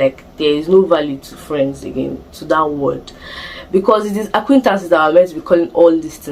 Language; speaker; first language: English; non-native, local second language; Igbo